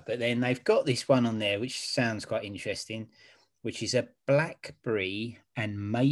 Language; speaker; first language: English; native; English